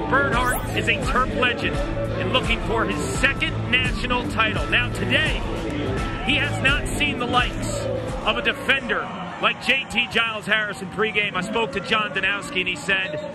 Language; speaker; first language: English; native; English